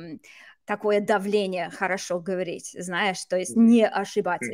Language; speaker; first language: Russian; non-native, fluent; English